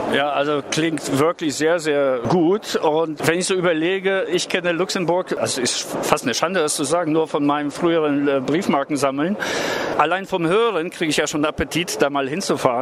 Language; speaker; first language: German; native; German